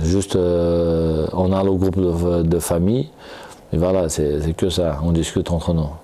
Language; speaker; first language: French; non-native, fluent; Portuguese